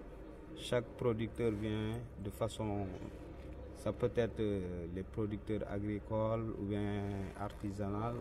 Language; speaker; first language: French; non-native, local second language; Wolof